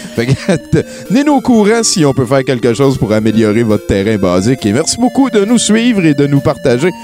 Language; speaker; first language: French; native; French